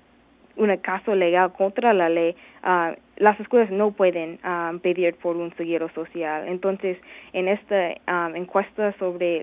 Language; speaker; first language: Spanish; non-native, learner; English